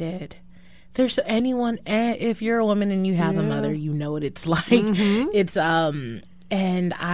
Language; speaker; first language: English; native; English